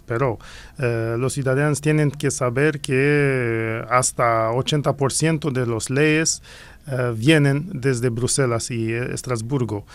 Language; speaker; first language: Spanish; non-native, fluent; Romanian